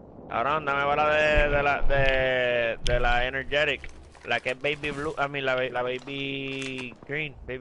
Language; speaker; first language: Spanish; early bilingual, heritage; Spanish